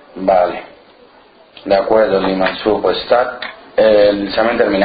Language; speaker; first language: Spanish; native; Spanish